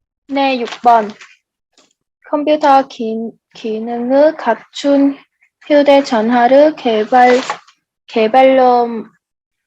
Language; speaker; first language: Korean; non-native, learner; Vietnamese